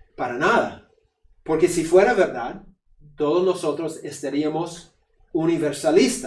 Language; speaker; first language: Spanish; non-native, fluent; English